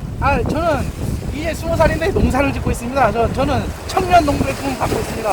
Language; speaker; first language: Korean; native; Korean